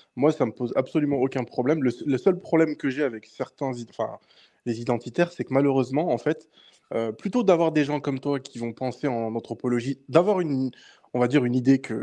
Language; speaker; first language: French; native; French